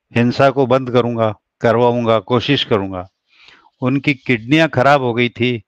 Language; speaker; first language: Hindi; native; Hindi